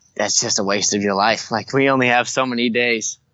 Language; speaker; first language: English; native; English